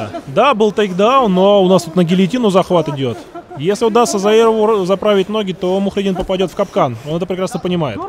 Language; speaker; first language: Russian; native; Russian